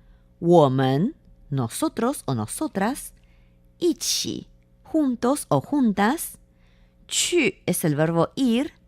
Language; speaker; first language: Spanish; non-native, fluent; Chinese